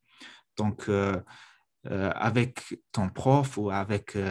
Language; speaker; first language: French; non-native, fluent; Mongolian